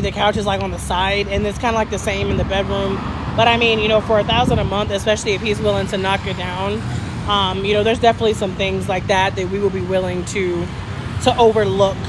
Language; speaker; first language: English; native; English